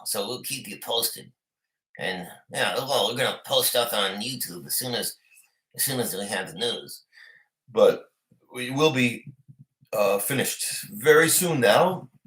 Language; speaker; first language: English; native; English